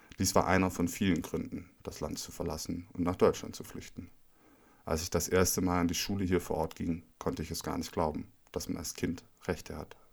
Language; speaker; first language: German; native; German